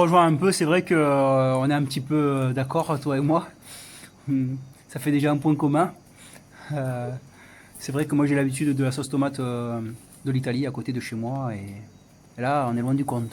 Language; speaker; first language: French; native; French